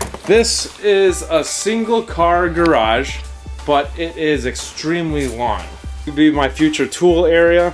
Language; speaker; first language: English; native; English